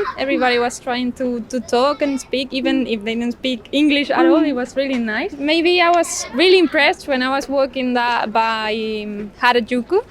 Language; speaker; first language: English; non-native, fluent; Spanish